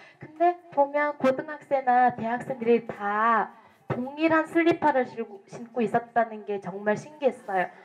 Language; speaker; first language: Korean; non-native, fluent; Mongolian